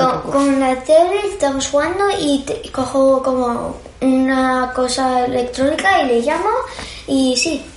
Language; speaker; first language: Spanish; early bilingual, heritage; Spanish